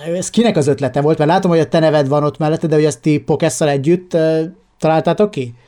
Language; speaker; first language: Hungarian; native; Hungarian